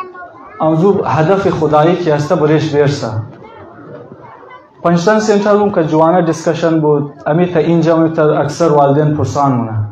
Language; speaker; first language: Persian; native; Persian